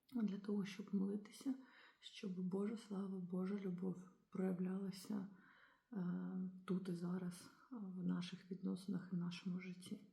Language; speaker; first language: Ukrainian; non-native, local second language; Russian